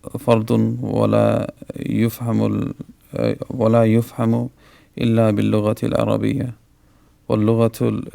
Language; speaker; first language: Arabic; non-native, learner; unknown